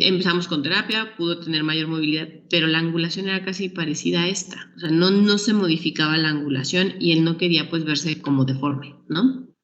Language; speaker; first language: Spanish; native; Spanish